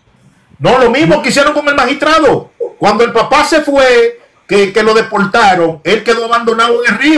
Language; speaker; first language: Spanish; native; Spanish